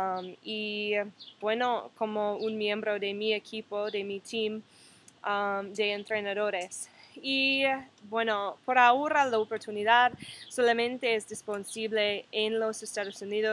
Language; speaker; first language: Spanish; non-native, fluent; English